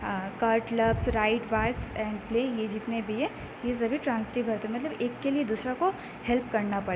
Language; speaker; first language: Hindi; native; Hindi